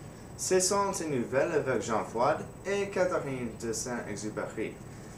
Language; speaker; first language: French; non-native, learner; English